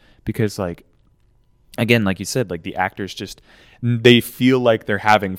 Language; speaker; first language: English; native; English